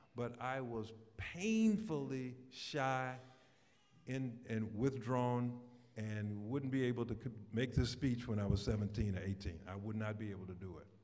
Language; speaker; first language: English; native; English